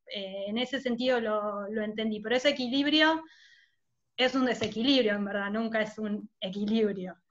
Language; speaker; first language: Spanish; native; Spanish